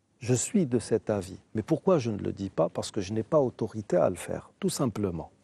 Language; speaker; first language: French; non-native, local second language; Arabic